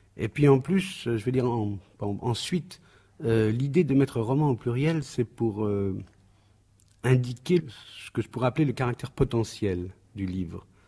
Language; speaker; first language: French; native; French